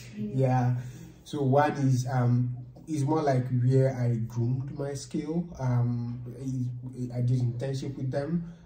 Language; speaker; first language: English; non-native, local second language; Igbo